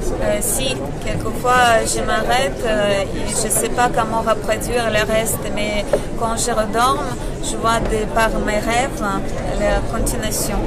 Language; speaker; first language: French; non-native, fluent; Russian